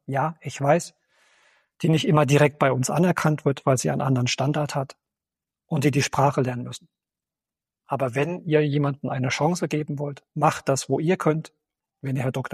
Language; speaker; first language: German; native; German